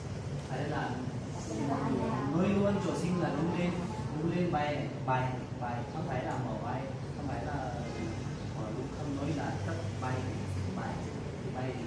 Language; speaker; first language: Vietnamese; non-native, learner; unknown